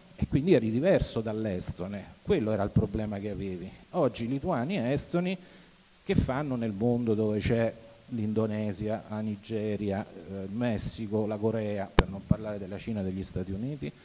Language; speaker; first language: Italian; native; Italian